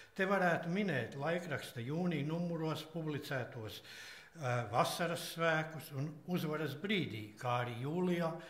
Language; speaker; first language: Latvian; native; Latvian